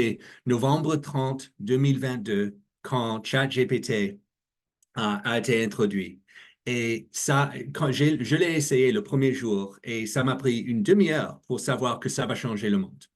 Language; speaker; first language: French; non-native, learner; English